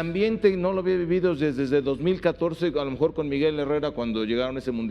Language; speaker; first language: Spanish; native; Spanish